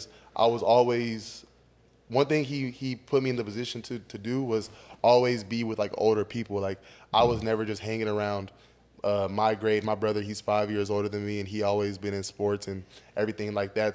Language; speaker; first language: English; native; English